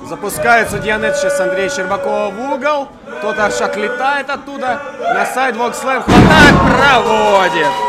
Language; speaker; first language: Russian; native; Russian